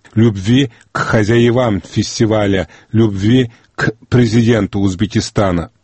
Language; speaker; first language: Russian; non-native, local second language; Uzbek